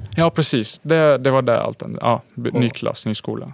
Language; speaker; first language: Swedish; early bilingual, other home language; Arabic